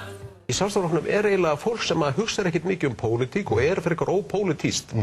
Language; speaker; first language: Icelandic; native; Icelandic